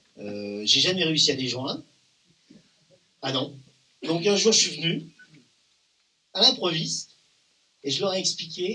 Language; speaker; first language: French; native; French